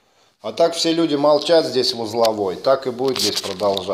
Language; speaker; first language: Russian; native; Russian